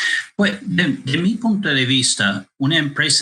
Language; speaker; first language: Spanish; non-native, fluent; English